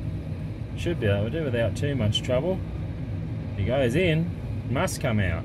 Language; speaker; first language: English; native; English